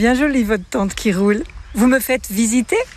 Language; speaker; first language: French; native; French